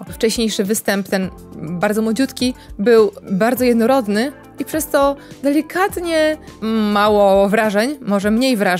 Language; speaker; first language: Polish; native; Polish